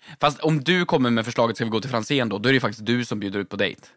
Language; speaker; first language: Swedish; native; Swedish